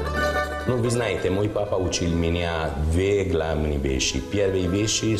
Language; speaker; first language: Russian; non-native, learner; Italian